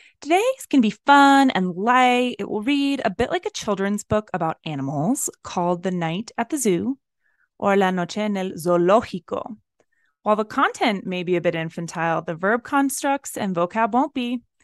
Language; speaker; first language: English; native; English